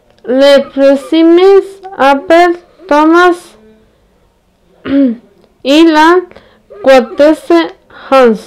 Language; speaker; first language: French; non-native, learner; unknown